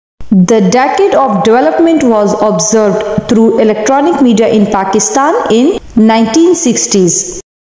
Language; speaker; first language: English; non-native, local second language; Pashto